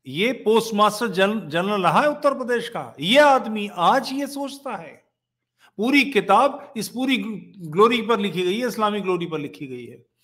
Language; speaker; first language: Hindi; native; Hindi